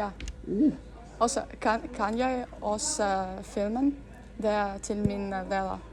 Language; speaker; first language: Danish; non-native, learner; German